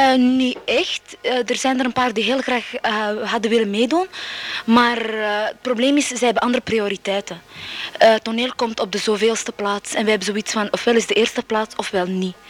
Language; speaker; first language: Dutch; early bilingual, other home language; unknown